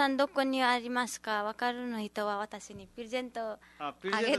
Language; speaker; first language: Japanese; non-native, learner; Nepali